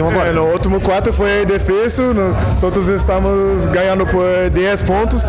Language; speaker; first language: Spanish; non-native, learner; Portuguese